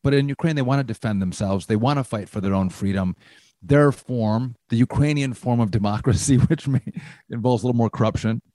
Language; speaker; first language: English; native; English